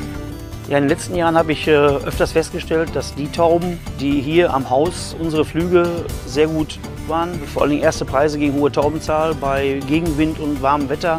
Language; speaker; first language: German; native; German